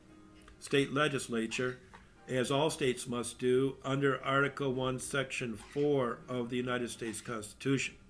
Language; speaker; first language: English; native; English